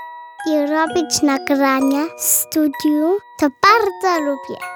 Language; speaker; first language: Polish; early bilingual, heritage; German